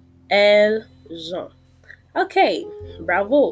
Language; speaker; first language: French; non-native, fluent; Yoruba